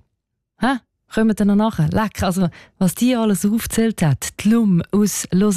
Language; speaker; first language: German; native; German